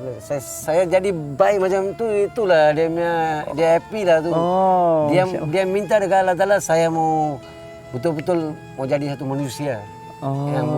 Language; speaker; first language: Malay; non-native, local second language; Tamil